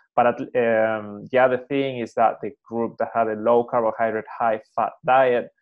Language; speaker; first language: English; non-native, fluent; Spanish